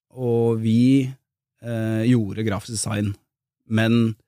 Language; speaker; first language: Norwegian; native; Norwegian